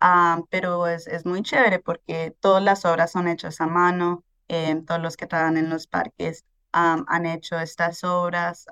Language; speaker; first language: Spanish; early bilingual, heritage; Spanish